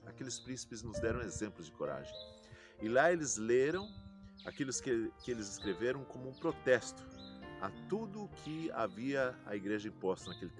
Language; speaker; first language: Portuguese; native; Portuguese